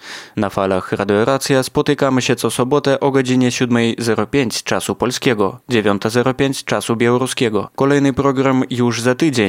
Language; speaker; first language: Polish; native; Polish